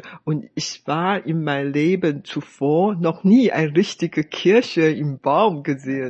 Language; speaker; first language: German; non-native, fluent; Chinese